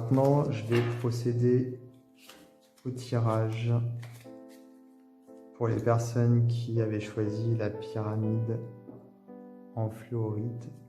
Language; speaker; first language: French; native; French